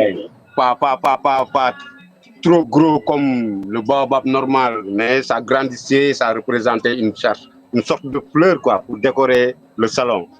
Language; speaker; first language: French; non-native, local second language; Wolof